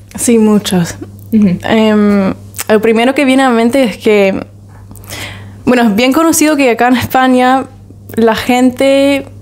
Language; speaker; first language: Spanish; non-native, fluent; English